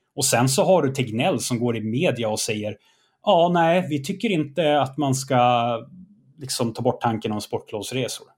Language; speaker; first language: Swedish; native; Swedish